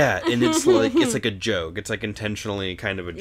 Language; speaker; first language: English; native; English